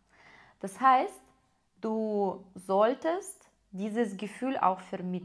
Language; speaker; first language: German; non-native, fluent; Russian